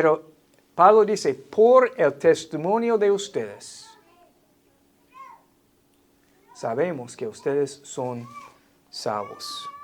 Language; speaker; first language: Spanish; non-native, fluent; English